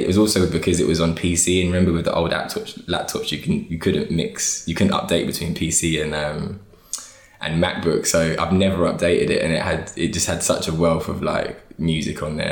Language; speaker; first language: English; native; English